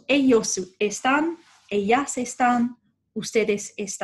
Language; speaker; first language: Spanish; non-native, fluent; English